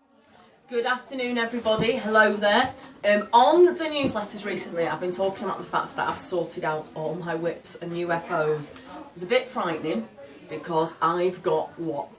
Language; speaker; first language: English; native; English